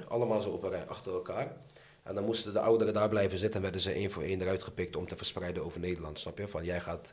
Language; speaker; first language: Dutch; early bilingual, other home language; Azerbaijani